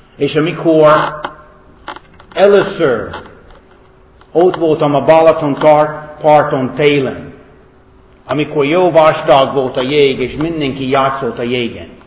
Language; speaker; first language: Hungarian; non-native, fluent; English